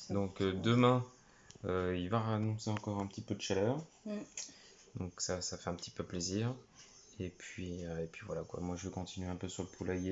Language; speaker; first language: French; native; French